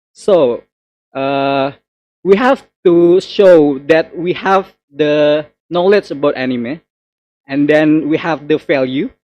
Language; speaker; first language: English; non-native, learner; Indonesian